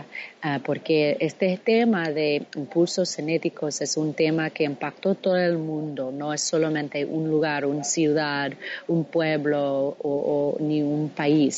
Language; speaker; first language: Spanish; non-native, fluent; English